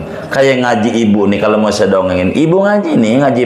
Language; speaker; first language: Indonesian; native; Indonesian